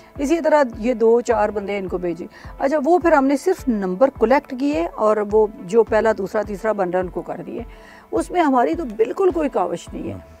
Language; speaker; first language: Urdu; non-native, local second language; Punjabi